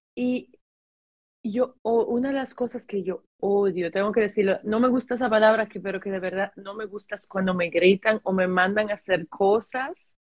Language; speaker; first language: Spanish; early bilingual, heritage; German